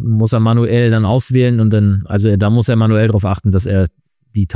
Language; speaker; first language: German; native; German